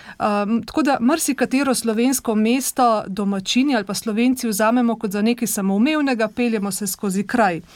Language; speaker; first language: Slovenian; native; Slovenian